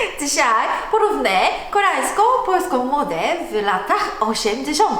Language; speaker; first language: Polish; non-native, learner; Korean